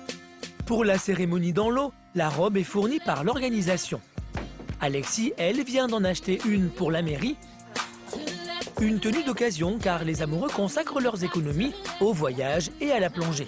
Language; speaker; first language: French; native; French